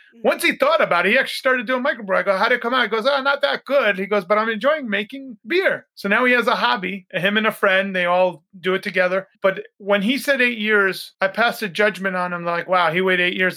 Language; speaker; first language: English; native; English